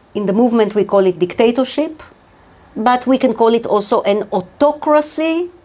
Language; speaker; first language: English; non-native, fluent; Hebrew